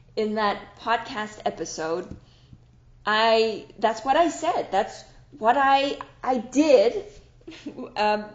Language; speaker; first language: English; non-native, fluent; German